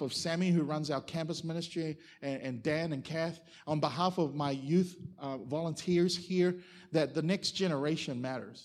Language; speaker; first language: English; native; English